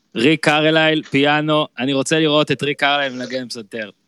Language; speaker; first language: Hebrew; native; Hebrew